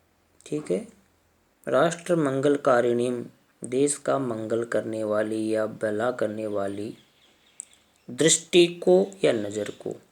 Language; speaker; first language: Hindi; native; Hindi